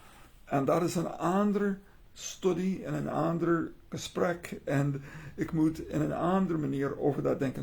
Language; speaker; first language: Dutch; non-native, learner; English